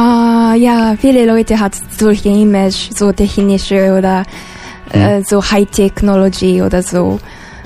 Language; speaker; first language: German; non-native, learner; Japanese